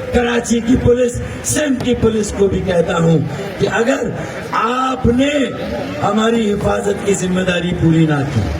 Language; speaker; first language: Urdu; native; Urdu